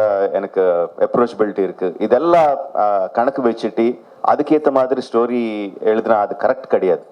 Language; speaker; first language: Tamil; non-native, local second language; Telugu